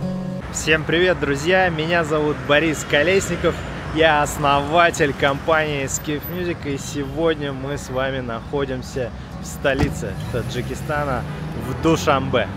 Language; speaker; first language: Russian; native; Russian